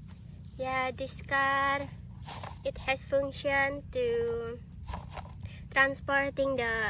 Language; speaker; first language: English; non-native, learner; Indonesian